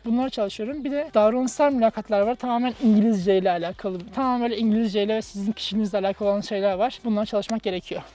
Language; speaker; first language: Turkish; native; Turkish